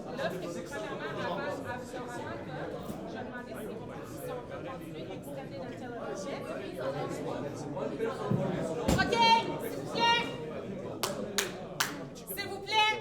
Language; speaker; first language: French; native; French